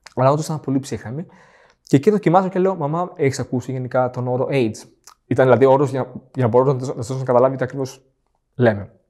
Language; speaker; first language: Greek; native; Greek